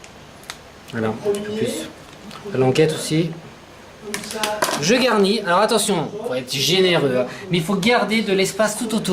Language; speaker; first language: French; native; French